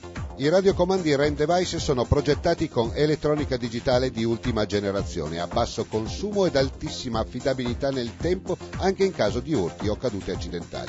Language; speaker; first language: Italian; native; Italian